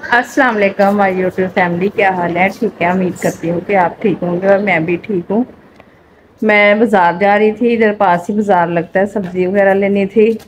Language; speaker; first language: Urdu; non-native, local second language; Punjabi